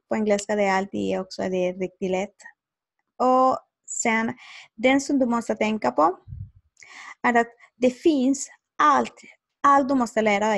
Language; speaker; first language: Swedish; non-native, learner; Spanish